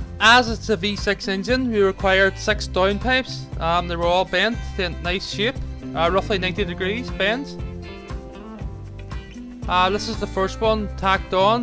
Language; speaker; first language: English; native; English